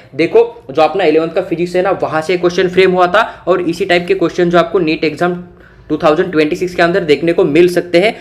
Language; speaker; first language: Hindi; non-native, local second language; Marathi